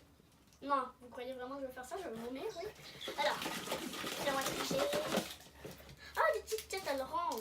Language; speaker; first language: French; native; French